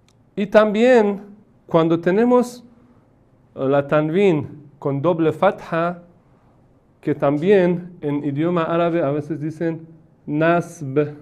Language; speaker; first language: Spanish; non-native, fluent; Persian